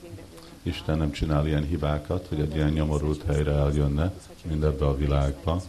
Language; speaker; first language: Hungarian; early bilingual, heritage; Hungarian